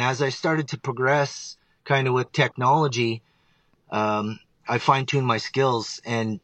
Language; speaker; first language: English; native; English